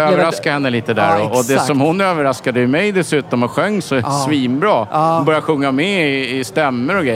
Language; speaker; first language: Swedish; native; Swedish